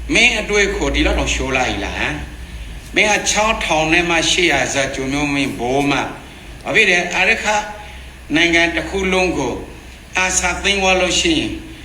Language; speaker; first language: Burmese; native; Burmese